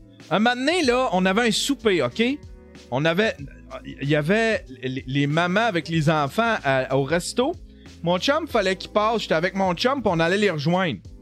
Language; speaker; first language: French; native; French